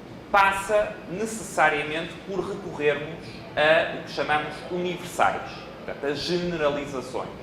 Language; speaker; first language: Portuguese; native; Portuguese